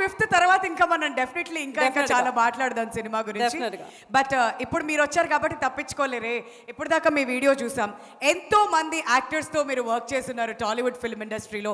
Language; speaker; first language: Telugu; native; Telugu